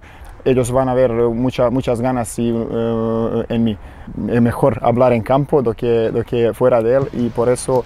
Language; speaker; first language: Spanish; non-native, learner; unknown